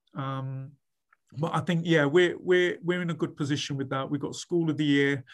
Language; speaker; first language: English; native; English